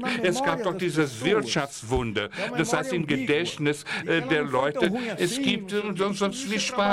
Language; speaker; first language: German; non-native, fluent; Portuguese